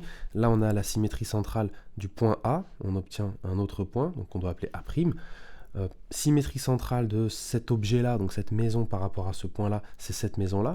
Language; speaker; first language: French; native; French